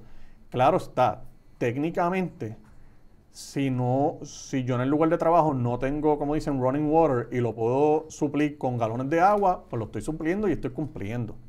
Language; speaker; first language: Spanish; native; Spanish